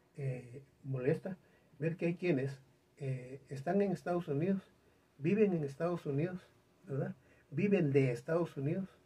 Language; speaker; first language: Spanish; native; Spanish